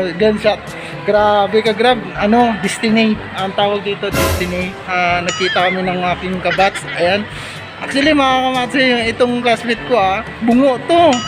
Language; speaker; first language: Filipino; non-native, local second language; Hiligaynon